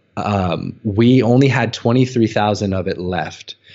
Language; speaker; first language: English; native; English